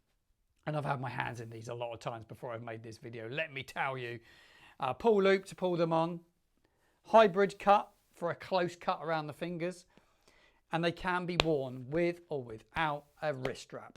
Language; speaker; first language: English; native; English